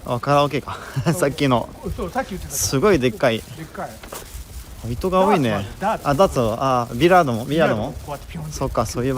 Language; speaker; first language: Japanese; non-native, learner; French